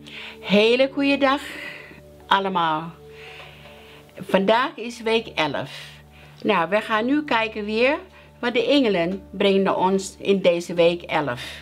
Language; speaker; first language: Dutch; non-native, learner; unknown